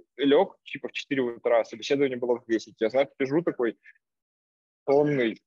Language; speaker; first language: Russian; native; Russian